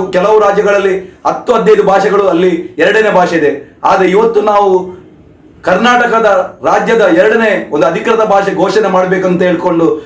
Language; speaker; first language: Kannada; non-native, local second language; Tulu